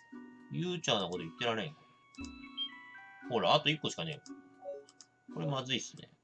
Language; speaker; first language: Japanese; native; Japanese